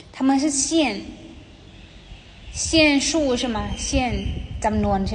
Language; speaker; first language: Chinese; non-native, fluent; Thai